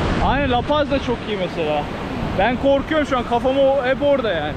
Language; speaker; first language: Turkish; native; Turkish